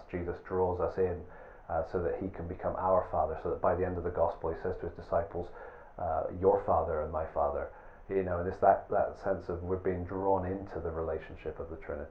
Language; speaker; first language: English; native; English